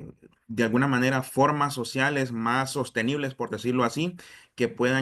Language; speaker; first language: Spanish; native; Spanish